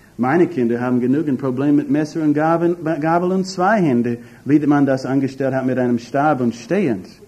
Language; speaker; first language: German; non-native, fluent; English